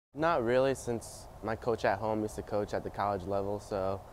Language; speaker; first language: English; native; English